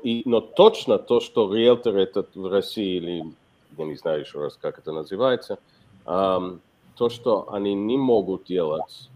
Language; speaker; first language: Russian; non-native, fluent; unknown